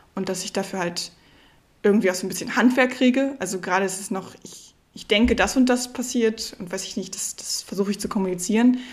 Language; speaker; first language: German; native; German